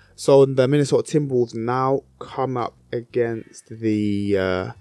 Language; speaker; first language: English; native; English